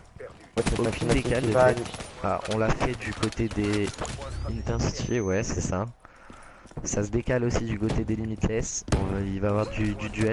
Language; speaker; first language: French; native; French